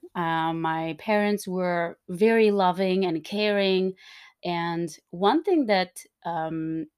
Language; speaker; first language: English; non-native, fluent; Turkmen